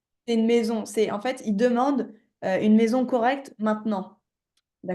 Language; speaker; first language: French; native; French